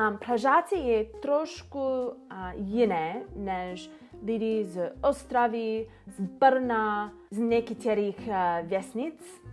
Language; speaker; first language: Czech; non-native, learner; English